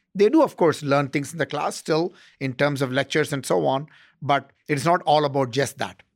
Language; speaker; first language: English; non-native, local second language; Tamil